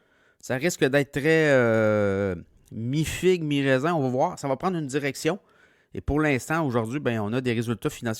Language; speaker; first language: French; native; French